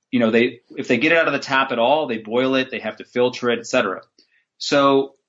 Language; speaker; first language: English; native; English